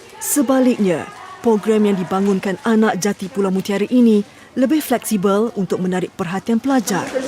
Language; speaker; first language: Malay; native; Malay